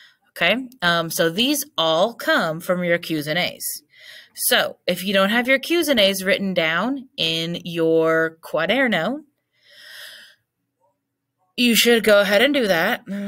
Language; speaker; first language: English; native; English